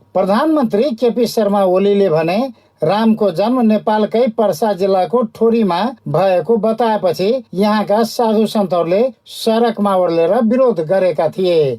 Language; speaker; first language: Nepali; non-native, local second language; Maithili